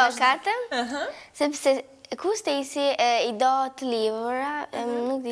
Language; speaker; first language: Albanian; early bilingual, heritage; Albanian